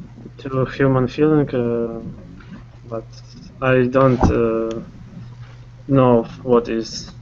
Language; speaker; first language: English; non-native, learner; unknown